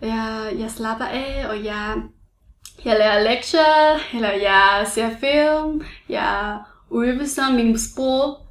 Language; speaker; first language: Danish; non-native, learner; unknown